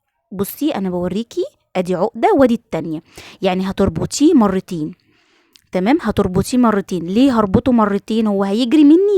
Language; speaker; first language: Arabic; native; Arabic